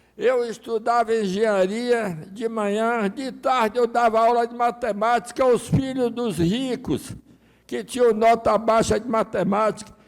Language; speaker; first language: Portuguese; early bilingual, other home language; Russian